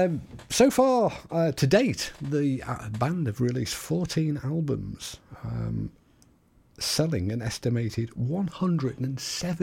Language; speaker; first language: English; native; English